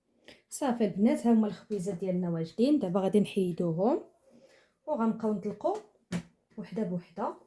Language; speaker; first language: Arabic; native; Arabic